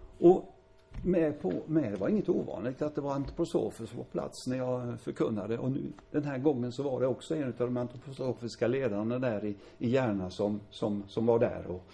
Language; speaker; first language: Swedish; native; Swedish